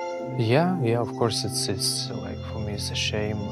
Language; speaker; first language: English; non-native, fluent; Ukrainian